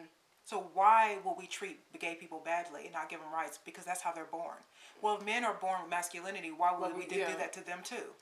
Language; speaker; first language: English; native; English